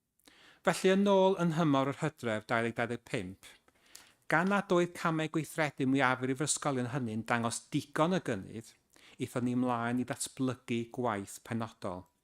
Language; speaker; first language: Welsh; native; Welsh